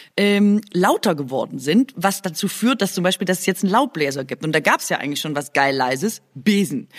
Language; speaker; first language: German; non-native, local second language; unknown